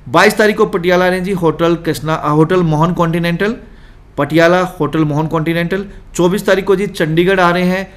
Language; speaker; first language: Hindi; native; Hindi